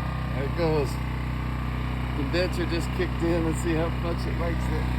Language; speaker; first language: English; native; English